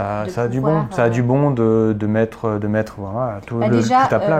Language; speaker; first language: French; native; French